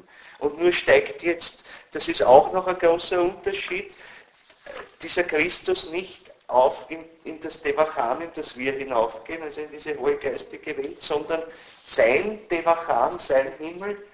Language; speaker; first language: German; native; German